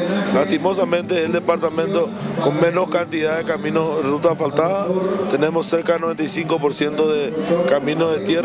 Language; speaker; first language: Spanish; native; Spanish